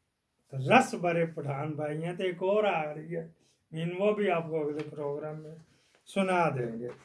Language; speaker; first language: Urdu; non-native, local second language; Punjabi